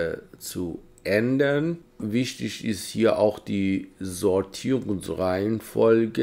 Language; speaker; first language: German; non-native, fluent; Persian